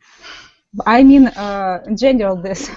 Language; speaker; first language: English; non-native, learner; Russian